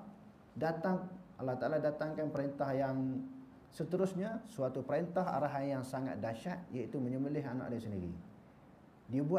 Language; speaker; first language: Malay; native; Malay